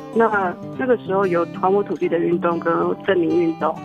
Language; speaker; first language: Chinese; non-native, local second language; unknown